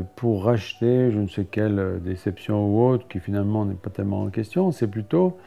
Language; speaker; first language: French; native; French